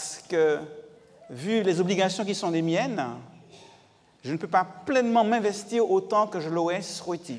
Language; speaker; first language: French; native; French